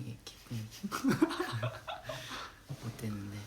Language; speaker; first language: Korean; non-native, fluent; Japanese